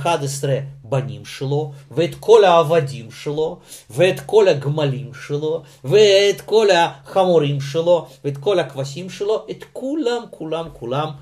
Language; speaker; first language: Hebrew; non-native, fluent; Russian